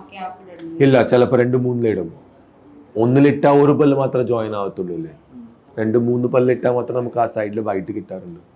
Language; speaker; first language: Malayalam; non-native, local second language; Tamil